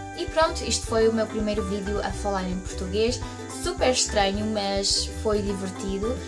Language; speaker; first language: Portuguese; early bilingual, heritage; Portuguese